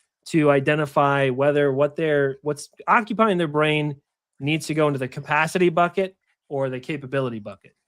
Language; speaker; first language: English; native; English